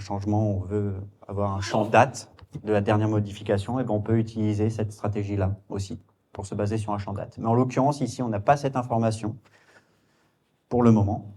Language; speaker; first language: French; native; French